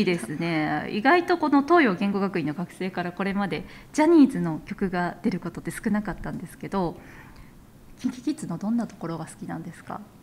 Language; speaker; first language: Japanese; native; Japanese